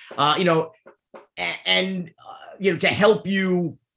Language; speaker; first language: English; native; English